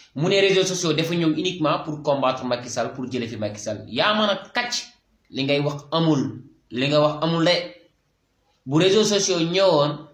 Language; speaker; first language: Wolof; non-native, local second language; Fula